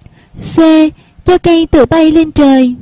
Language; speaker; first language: Vietnamese; native; Vietnamese